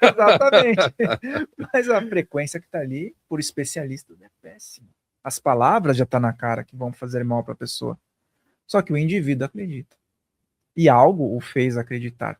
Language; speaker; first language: Portuguese; native; Portuguese